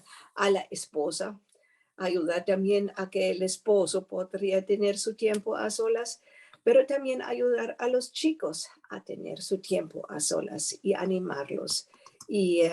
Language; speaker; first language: Spanish; non-native, fluent; German